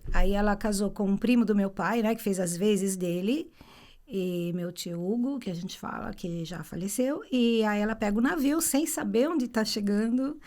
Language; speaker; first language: Portuguese; early bilingual, other home language; Italian